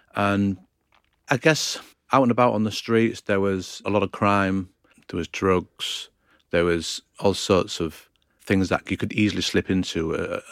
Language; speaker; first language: English; native; English